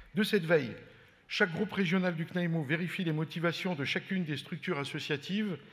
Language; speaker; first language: French; native; French